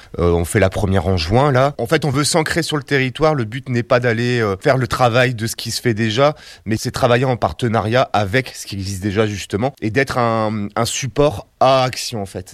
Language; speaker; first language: French; native; French